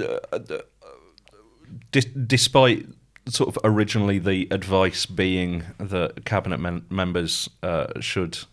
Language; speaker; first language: English; native; English